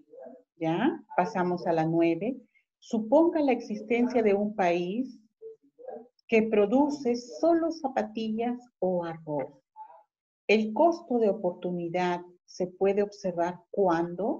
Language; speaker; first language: Spanish; native; Spanish